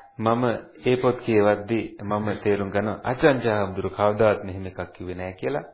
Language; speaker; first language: Sinhala; native; Sinhala